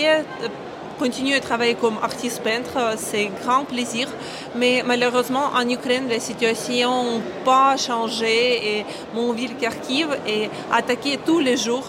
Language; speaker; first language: French; non-native, learner; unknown